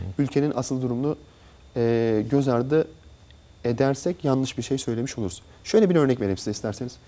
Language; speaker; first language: Turkish; native; Turkish